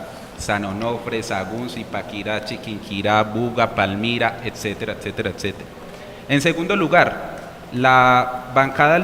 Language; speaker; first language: Spanish; native; Spanish